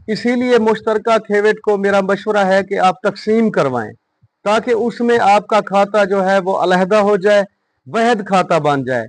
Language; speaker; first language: Hindi; non-native, local second language; Punjabi